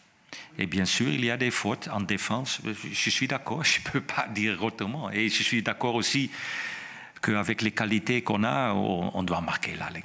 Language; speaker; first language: French; non-native, fluent; Dutch